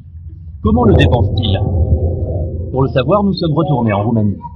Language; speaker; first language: French; native; French